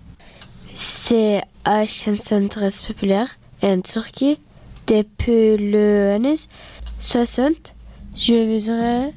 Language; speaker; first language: French; early bilingual, other home language; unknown